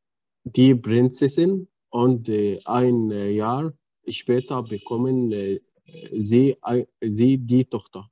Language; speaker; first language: German; non-native, learner; Arabic